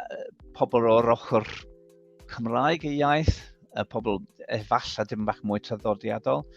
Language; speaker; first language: Welsh; non-native, fluent; English